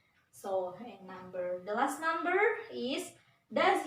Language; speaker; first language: English; non-native, learner; Indonesian